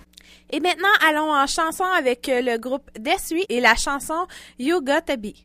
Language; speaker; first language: French; native; French